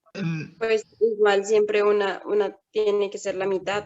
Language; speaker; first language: Spanish; native; Spanish